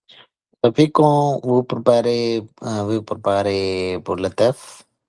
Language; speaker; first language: French; non-native, learner; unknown